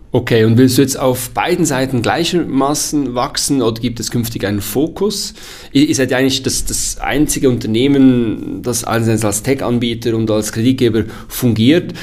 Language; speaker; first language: German; native; German